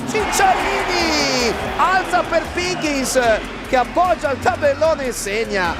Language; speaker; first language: Italian; native; Italian